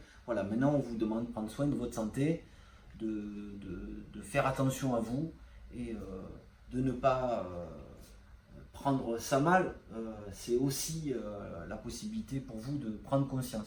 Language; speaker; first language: French; native; French